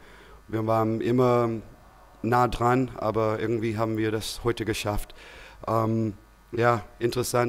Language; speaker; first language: German; non-native, fluent; English